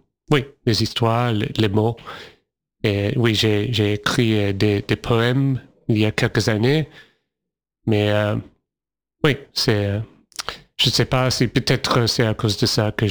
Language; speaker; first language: French; non-native, fluent; English